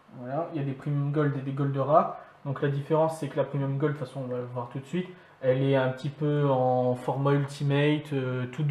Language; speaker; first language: French; native; French